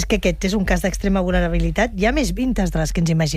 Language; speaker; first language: Catalan; native; Catalan